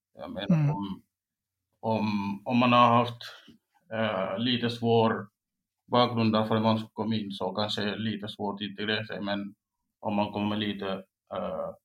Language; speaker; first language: Swedish; non-native, fluent; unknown